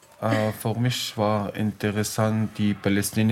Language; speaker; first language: German; non-native, learner; Arabic